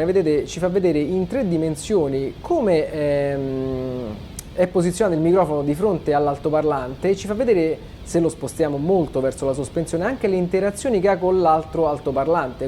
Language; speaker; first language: Italian; native; Italian